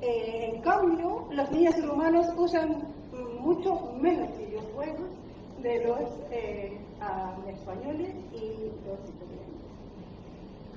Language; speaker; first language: Spanish; non-native, learner; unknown